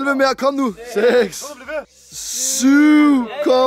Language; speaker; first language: Danish; native; Danish